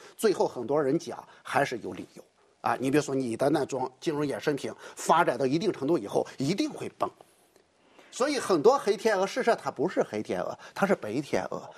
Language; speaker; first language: Chinese; native; Chinese